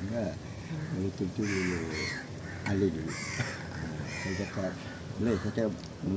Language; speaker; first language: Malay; non-native, local second language; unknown